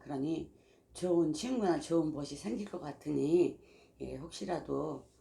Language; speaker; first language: Korean; native; Korean